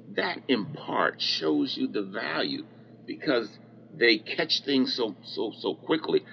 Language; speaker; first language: English; native; English